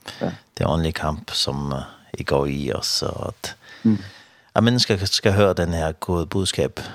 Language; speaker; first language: Danish; non-native, learner; Faroese